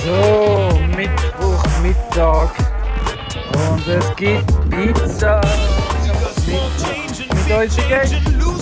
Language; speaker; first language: German; native; German